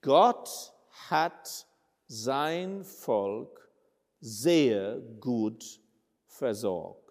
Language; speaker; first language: German; non-native, fluent; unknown